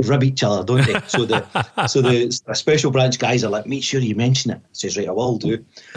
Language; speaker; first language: English; native; English